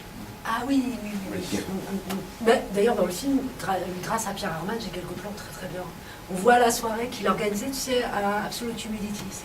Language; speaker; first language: French; native; French